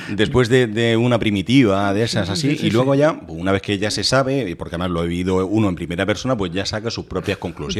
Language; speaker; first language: Spanish; native; Spanish